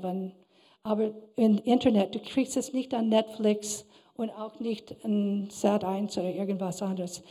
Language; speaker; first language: German; non-native, fluent; English